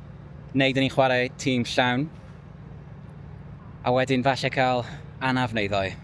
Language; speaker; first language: Welsh; native; Welsh